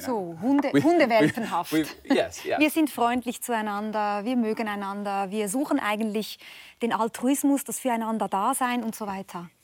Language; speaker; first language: German; native; German